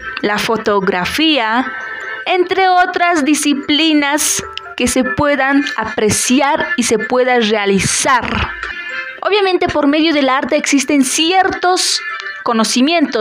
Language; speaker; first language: Spanish; native; Spanish